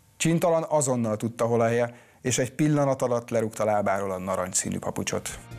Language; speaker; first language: Hungarian; native; Hungarian